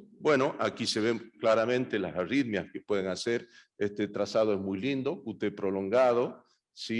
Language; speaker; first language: Spanish; native; Spanish